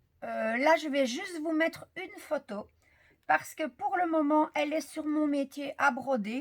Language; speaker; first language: French; native; French